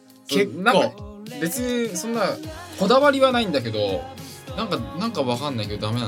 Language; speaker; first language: Japanese; native; Japanese